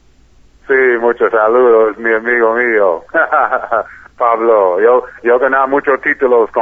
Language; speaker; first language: Spanish; non-native, learner; English